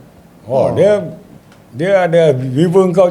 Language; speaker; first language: Malay; native; Malay